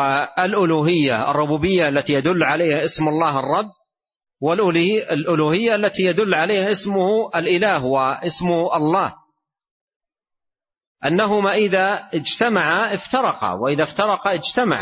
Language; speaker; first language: Arabic; native; Arabic